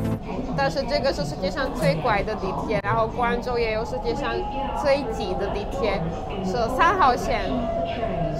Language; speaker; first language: Chinese; non-native, fluent; Czech